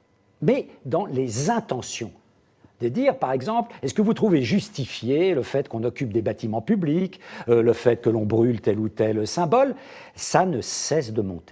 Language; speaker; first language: French; native; French